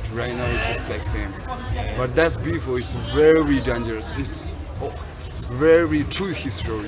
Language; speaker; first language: English; non-native, learner; Tibetan